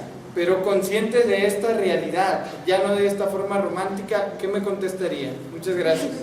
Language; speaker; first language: Spanish; native; Spanish